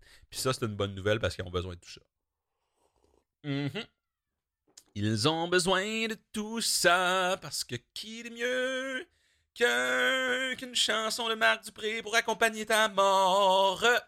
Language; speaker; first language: French; native; French